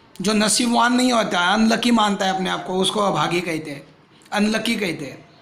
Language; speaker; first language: Hindi; non-native, local second language; Marathi